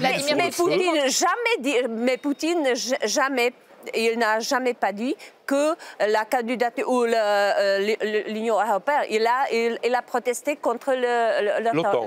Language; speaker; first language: French; non-native, learner; Czech